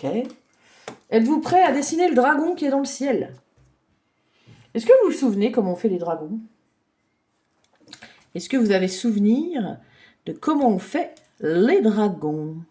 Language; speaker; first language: French; native; French